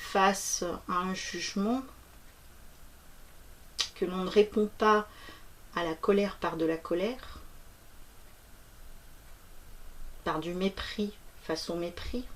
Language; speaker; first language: French; native; French